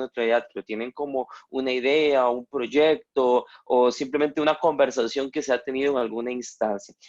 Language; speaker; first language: Spanish; native; Spanish